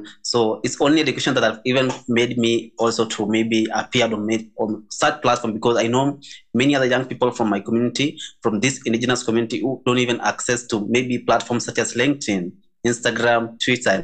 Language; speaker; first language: English; non-native, local second language; Masai